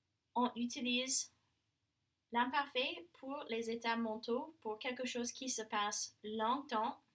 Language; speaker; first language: French; non-native, fluent; English